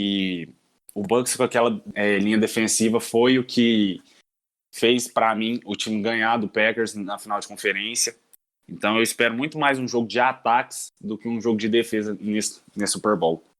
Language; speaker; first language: Portuguese; native; Portuguese